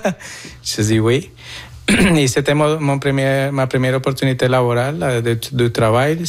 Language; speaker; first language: French; non-native, fluent; Spanish